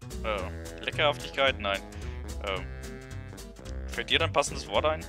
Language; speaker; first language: German; native; German